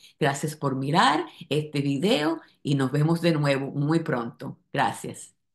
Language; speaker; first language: Spanish; native; Spanish